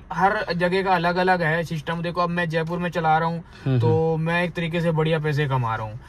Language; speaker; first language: Hindi; native; Hindi